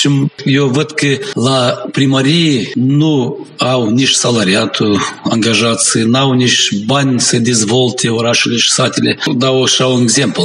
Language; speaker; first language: Romanian; non-native, local second language; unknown